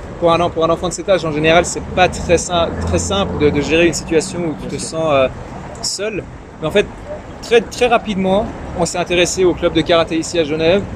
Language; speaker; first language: French; early bilingual, other home language; Persian